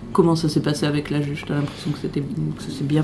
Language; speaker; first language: French; native; French